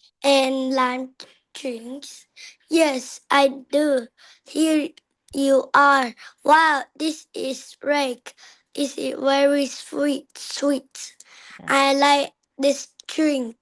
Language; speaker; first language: English; non-native, learner; Vietnamese